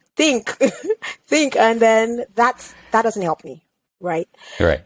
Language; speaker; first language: English; non-native, local second language; Yoruba